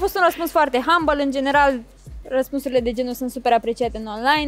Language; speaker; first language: Romanian; native; Romanian